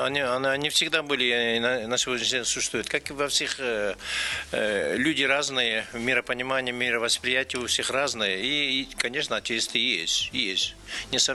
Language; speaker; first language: Russian; non-native, local second language; Kyrgyz